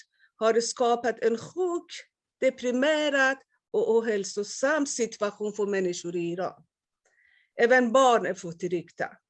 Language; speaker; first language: Swedish; non-native, fluent; Persian